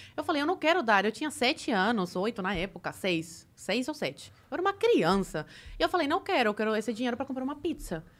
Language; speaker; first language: Portuguese; early bilingual, other home language; Spanish